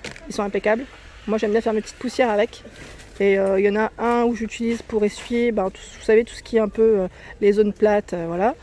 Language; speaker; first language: French; native; French